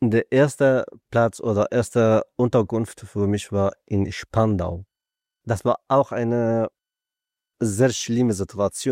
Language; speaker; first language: German; non-native, learner; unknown